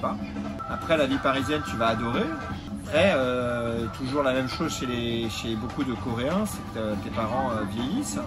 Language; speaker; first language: French; native; French